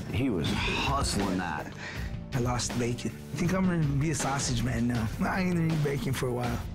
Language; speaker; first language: English; native; English